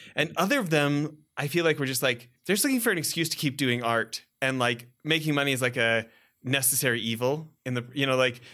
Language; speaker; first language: English; native; English